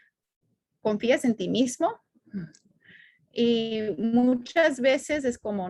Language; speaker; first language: Spanish; non-native, fluent; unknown